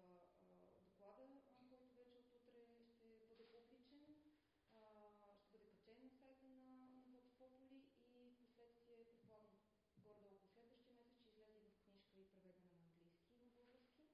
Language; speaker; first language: Bulgarian; native; Bulgarian